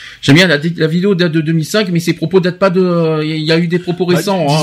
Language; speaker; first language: French; native; French